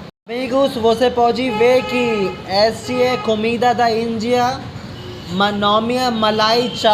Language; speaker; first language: Portuguese; non-native, learner; Hindi